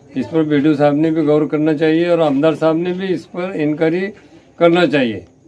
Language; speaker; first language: Hindi; non-native, local second language; Marathi